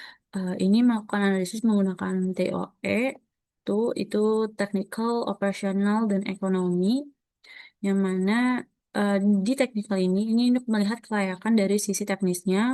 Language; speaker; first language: Indonesian; native; Indonesian